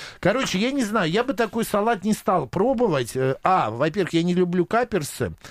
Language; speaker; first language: Russian; native; Russian